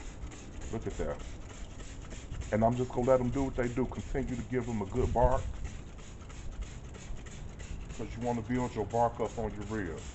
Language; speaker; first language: English; native; English